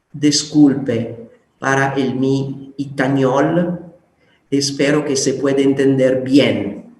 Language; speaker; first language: Spanish; non-native, fluent; Italian